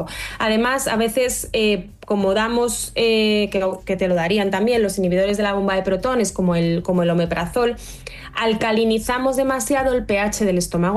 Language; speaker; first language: Spanish; native; Spanish